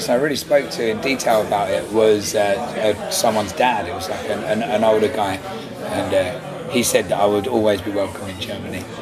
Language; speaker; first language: English; native; English